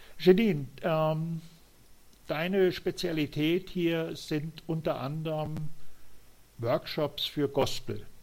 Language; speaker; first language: German; native; German